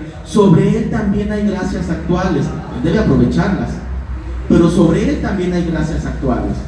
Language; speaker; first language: Spanish; native; Spanish